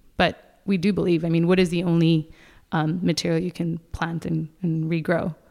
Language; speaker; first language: English; non-native, fluent; Spanish